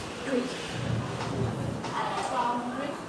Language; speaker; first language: English; non-native, learner; Vietnamese